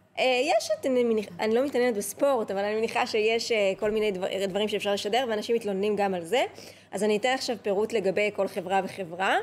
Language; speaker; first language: Hebrew; native; Hebrew